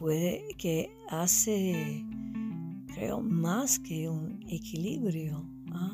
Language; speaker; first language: Spanish; non-native, fluent; English